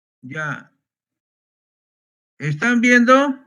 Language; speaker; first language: Spanish; native; Spanish